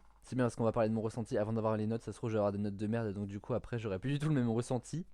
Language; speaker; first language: French; native; French